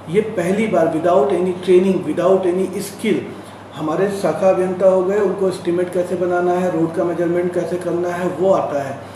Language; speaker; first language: Hindi; non-native, local second language; Marathi